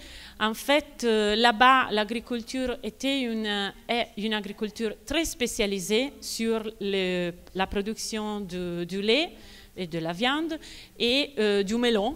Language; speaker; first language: French; non-native, fluent; Italian